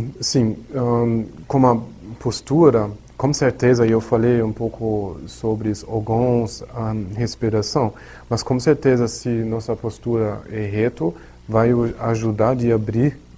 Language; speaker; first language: Portuguese; non-native, learner; German